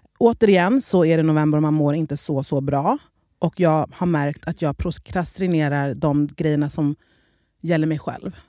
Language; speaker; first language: Swedish; native; Swedish